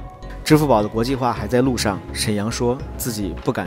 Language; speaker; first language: Chinese; native; Chinese